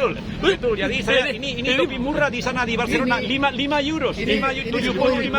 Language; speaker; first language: Indonesian; non-native, fluent; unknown